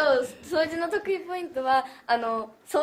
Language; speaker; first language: Japanese; native; Japanese